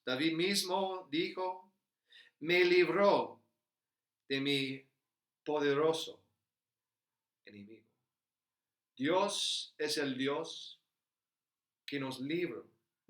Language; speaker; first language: Spanish; non-native, fluent; English